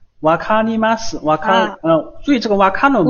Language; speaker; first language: Japanese; non-native, fluent; Chinese